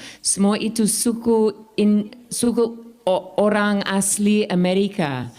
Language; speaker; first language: Indonesian; non-native, fluent; English